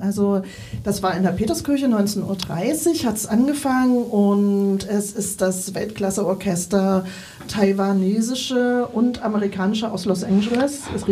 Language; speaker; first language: German; native; German